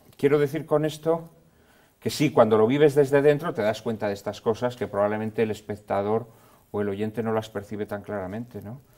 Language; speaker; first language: Spanish; native; Spanish